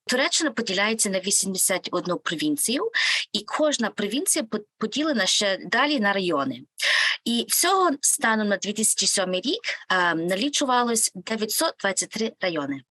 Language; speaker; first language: Ukrainian; native; Ukrainian